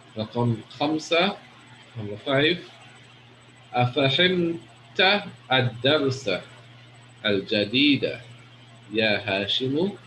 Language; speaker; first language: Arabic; non-native, fluent; English